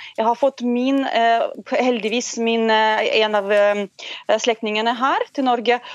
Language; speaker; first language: Norwegian; non-native, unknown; Russian